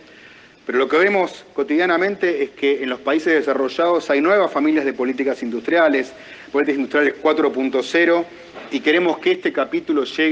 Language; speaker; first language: Spanish; native; Spanish